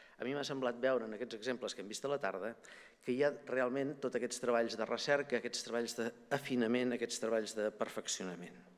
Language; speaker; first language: Catalan; native; Catalan